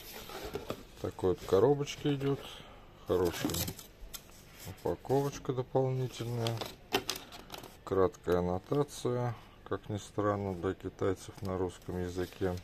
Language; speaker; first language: Russian; native; Russian